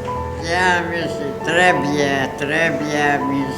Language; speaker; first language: French; non-native, local second language; Ukrainian